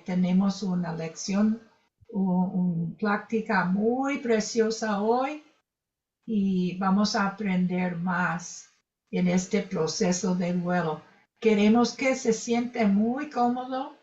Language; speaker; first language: Spanish; non-native, fluent; English